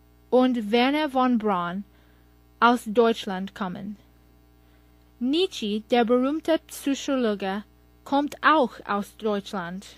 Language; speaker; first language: German; non-native, learner; English